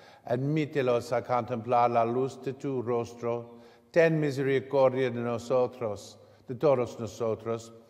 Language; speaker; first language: Spanish; non-native, learner; English